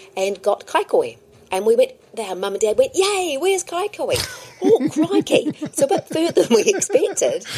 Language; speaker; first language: English; native; English